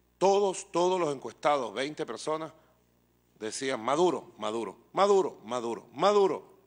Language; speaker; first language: Spanish; native; Spanish